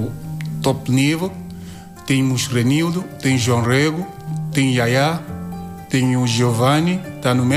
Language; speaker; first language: Portuguese; non-native, learner; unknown